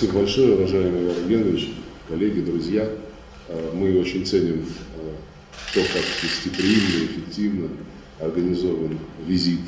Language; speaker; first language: Russian; native; Russian